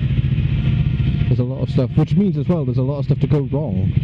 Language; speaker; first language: English; native; English